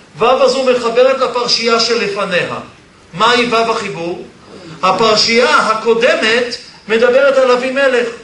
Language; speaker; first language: Hebrew; early bilingual, other home language; Polish